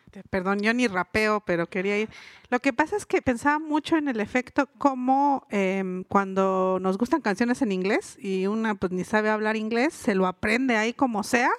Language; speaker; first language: Spanish; non-native, local second language; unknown